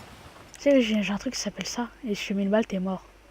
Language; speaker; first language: French; native; French